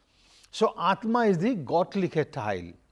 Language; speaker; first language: German; non-native, learner; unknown